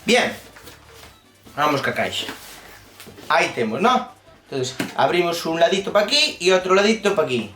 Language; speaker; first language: Spanish; non-native, local second language; Galician